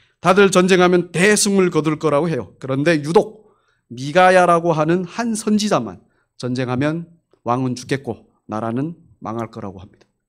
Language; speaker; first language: Korean; native; Korean